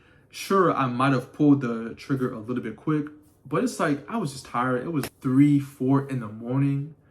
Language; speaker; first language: English; native; English